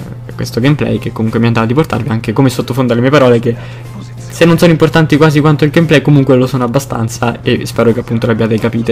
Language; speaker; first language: Italian; native; Italian